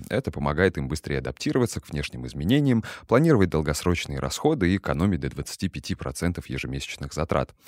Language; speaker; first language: Russian; native; Russian